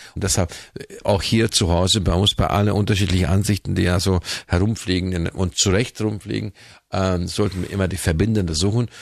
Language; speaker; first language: German; non-native, fluent; Hungarian